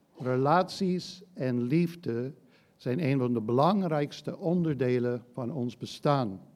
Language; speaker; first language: Dutch; non-native, fluent; English